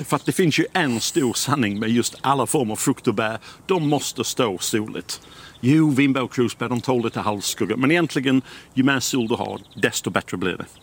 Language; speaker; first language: Swedish; non-native, fluent; English